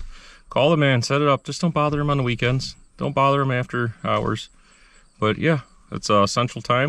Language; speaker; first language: English; native; English